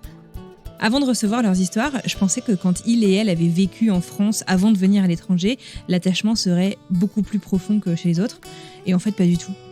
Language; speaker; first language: French; native; French